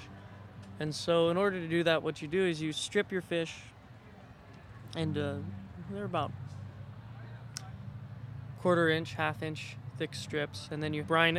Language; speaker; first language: English; native; English